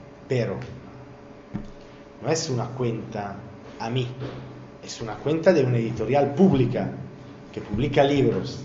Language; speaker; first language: Spanish; non-native, learner; Italian